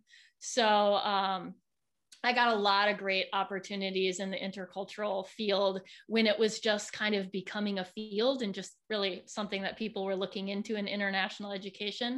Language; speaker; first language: English; native; English